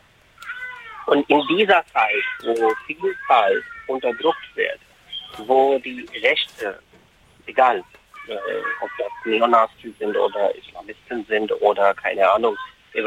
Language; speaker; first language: German; non-native, fluent; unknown